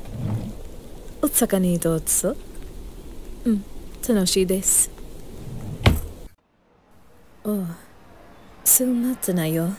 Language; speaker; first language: Japanese; non-native, learner; English